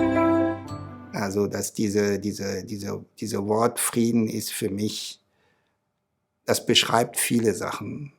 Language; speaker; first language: German; non-native, fluent; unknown